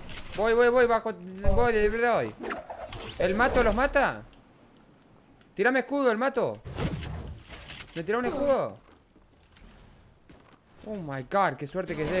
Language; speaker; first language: Spanish; native; Spanish